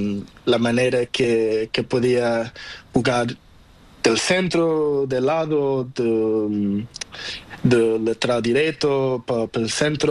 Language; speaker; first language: Spanish; non-native, learner; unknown